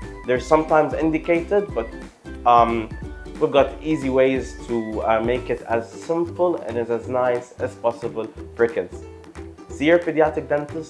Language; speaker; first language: English; non-native, fluent; Arabic